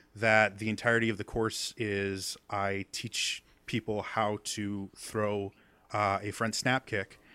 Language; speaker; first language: English; native; English